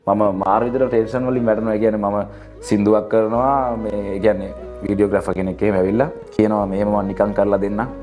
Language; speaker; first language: Sinhala; native; Sinhala